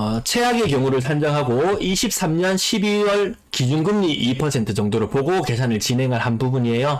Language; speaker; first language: Korean; native; Korean